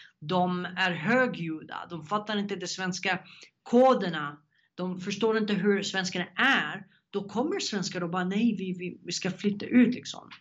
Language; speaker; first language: Swedish; non-native, fluent; Arabic